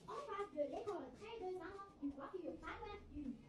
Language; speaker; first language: French; non-native, learner; Arabic